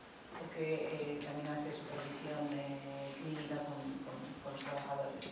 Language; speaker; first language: Spanish; native; Spanish